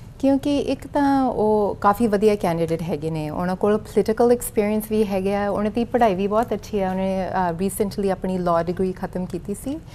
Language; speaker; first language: Punjabi; early bilingual, heritage; Punjabi